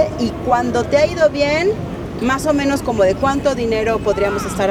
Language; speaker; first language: Spanish; native; Spanish